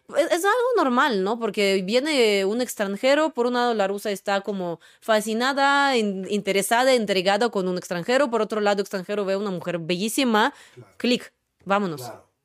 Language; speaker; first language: Spanish; non-native, fluent; Russian